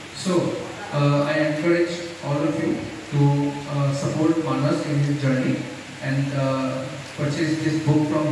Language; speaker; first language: English; non-native, local second language; Assamese